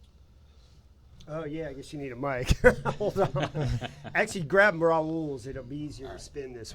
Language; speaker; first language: English; native; English